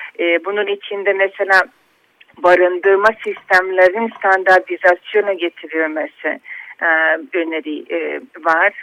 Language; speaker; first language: Turkish; non-native, fluent; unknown